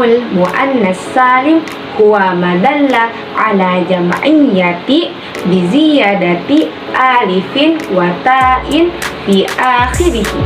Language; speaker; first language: Arabic; non-native, learner; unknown